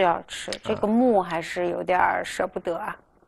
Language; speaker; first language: Chinese; native; Chinese